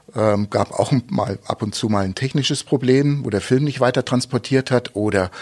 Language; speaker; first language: German; native; German